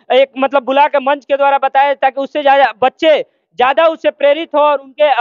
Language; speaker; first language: Hindi; native; Hindi